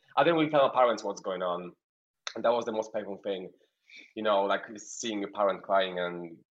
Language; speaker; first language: English; non-native, fluent; Polish